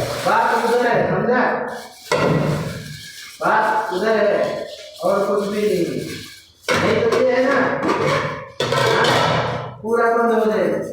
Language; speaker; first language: Hindi; non-native, learner; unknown